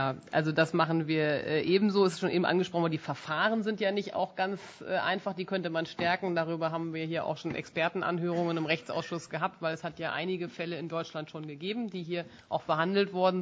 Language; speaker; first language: German; native; German